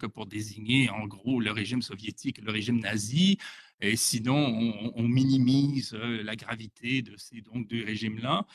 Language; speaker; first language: French; native; French